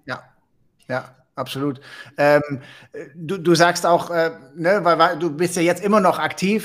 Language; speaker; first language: German; native; German